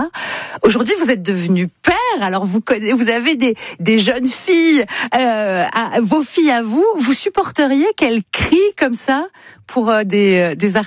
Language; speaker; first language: French; native; French